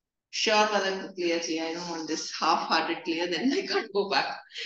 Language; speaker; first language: English; non-native, local second language; Hindi